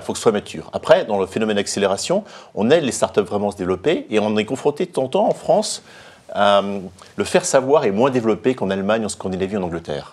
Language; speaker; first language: French; native; French